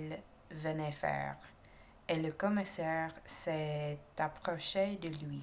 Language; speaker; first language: French; non-native, learner; English